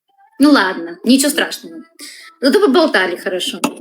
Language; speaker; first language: Russian; native; Russian